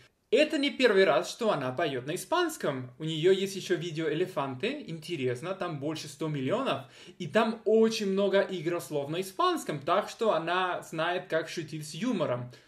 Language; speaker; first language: Russian; non-native, fluent; Spanish